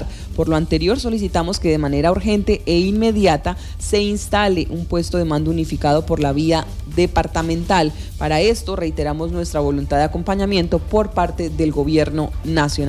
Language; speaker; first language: Spanish; native; Spanish